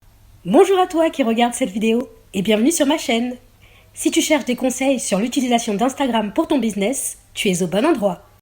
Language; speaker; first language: French; native; French